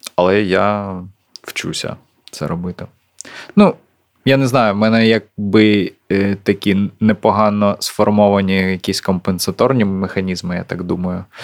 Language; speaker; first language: Ukrainian; non-native, local second language; Russian